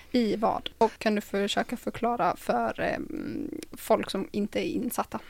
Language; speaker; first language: Swedish; native; Swedish